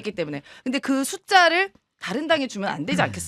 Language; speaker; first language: Korean; native; Korean